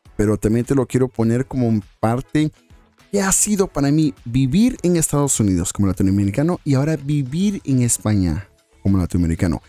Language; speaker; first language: Spanish; early bilingual, heritage; Spanish